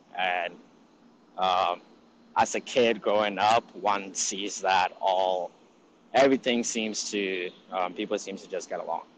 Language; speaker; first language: English; early bilingual, other home language; Akan